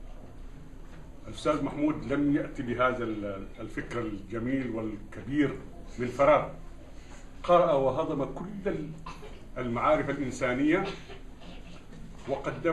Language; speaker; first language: Arabic; native; Arabic